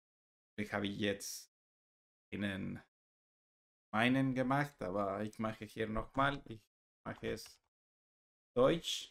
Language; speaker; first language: German; non-native, learner; Spanish